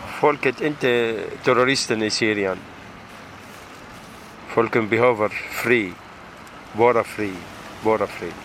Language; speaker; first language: Swedish; non-native, learner; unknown